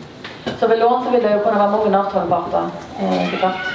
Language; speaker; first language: Norwegian; native; Norwegian